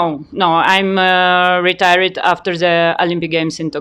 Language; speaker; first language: English; non-native, learner; Ukrainian